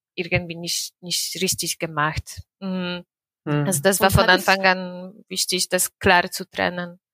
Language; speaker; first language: German; non-native, fluent; Polish